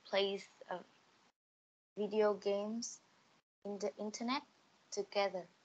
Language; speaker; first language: English; non-native, learner; Vietnamese